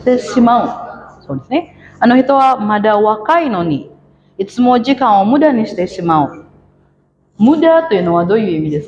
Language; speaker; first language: Japanese; non-native, fluent; Indonesian